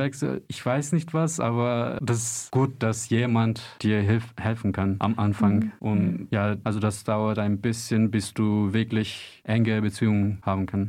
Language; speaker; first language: German; non-native, fluent; Turkish